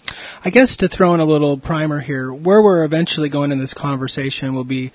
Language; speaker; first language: English; native; English